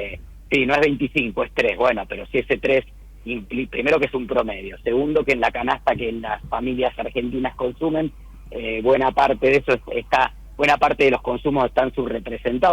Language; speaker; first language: Spanish; native; Spanish